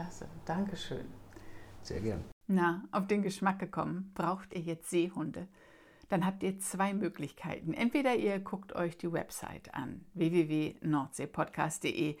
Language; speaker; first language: German; native; German